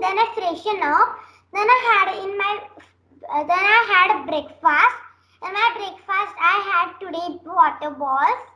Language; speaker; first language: English; non-native, learner; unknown